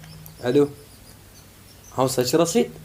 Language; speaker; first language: Arabic; native; Arabic